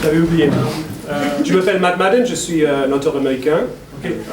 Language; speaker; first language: French; non-native, fluent; English